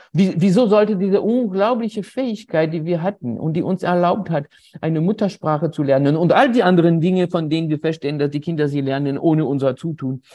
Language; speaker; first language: German; non-native, fluent; French